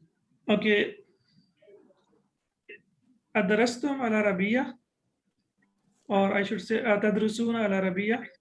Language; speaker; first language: Arabic; non-native, fluent; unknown